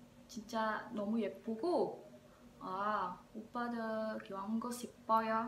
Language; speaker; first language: Korean; non-native, learner; Indonesian